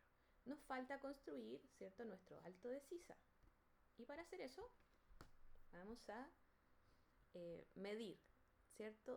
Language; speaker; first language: Spanish; native; Spanish